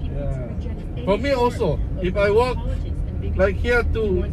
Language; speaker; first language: English; non-native, local second language; Malay